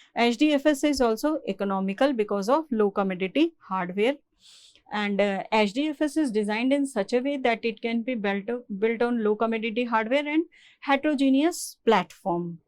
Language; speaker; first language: English; non-native, local second language; Hindi